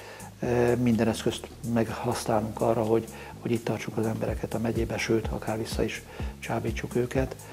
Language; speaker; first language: Hungarian; native; Hungarian